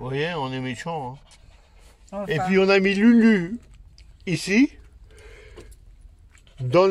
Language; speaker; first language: French; native; French